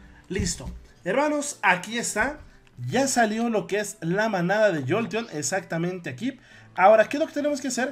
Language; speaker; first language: Spanish; native; Spanish